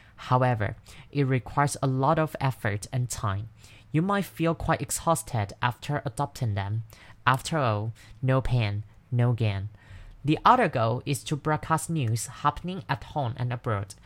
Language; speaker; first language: English; non-native, fluent; Chinese